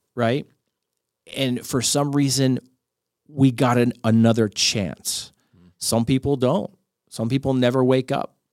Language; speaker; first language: English; native; English